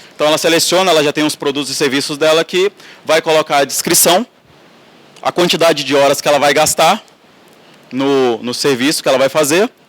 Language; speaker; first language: Portuguese; native; Portuguese